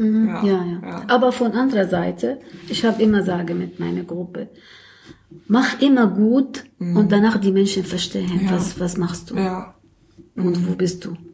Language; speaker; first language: German; non-native, learner; Arabic